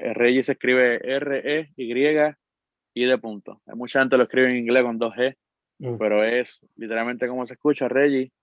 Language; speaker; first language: Spanish; native; Spanish